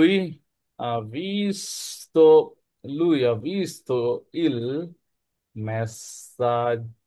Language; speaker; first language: Italian; non-native, fluent; Bangla